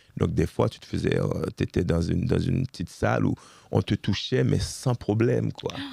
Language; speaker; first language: French; early bilingual, other home language; Haitian Creole